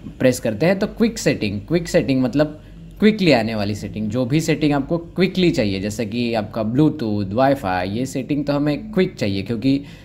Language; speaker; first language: Hindi; non-native, local second language; Marathi